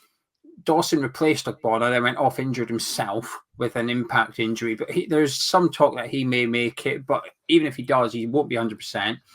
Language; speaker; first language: English; native; English